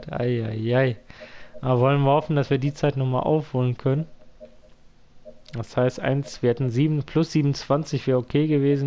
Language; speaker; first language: German; native; German